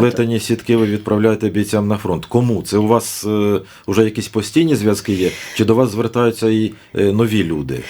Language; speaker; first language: Ukrainian; native; Ukrainian